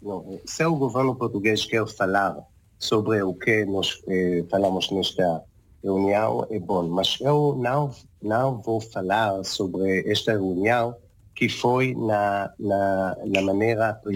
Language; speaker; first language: Portuguese; non-native, learner; Hebrew